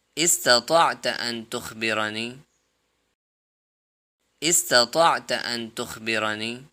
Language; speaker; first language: Arabic; non-native, fluent; Urdu